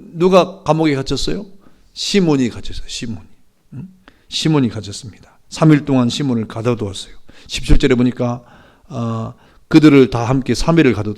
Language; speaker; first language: Korean; native; Korean